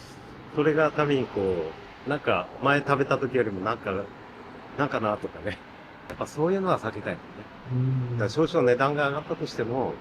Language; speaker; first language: Japanese; native; Japanese